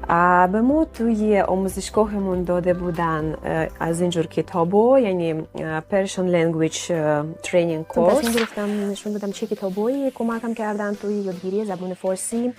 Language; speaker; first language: Persian; non-native, fluent; Russian